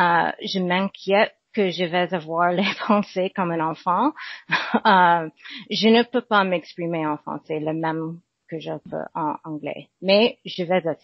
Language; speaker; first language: French; non-native, learner; English